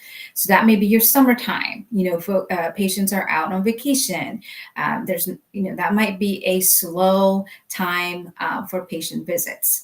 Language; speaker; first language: English; native; English